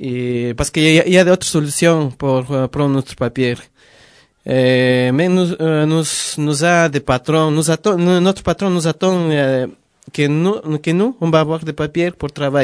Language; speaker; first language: French; non-native, learner; Spanish